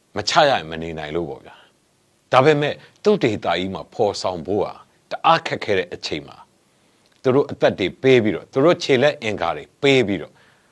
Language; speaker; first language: Burmese; native; Burmese